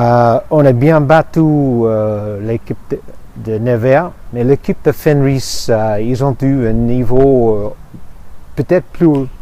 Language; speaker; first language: French; non-native, fluent; English